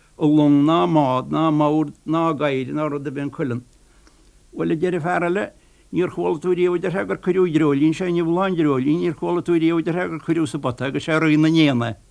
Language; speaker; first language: Irish; native; Irish